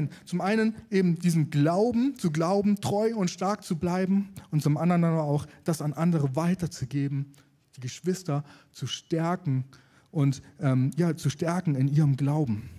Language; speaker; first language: German; native; German